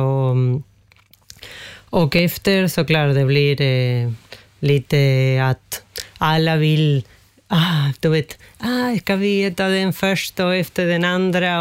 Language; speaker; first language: Swedish; non-native, fluent; Spanish